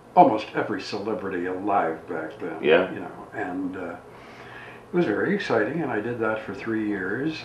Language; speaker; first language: English; native; English